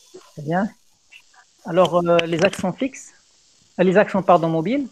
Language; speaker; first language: French; non-native, local second language; Arabic